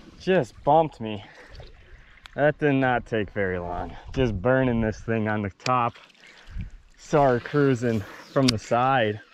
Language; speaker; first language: English; native; English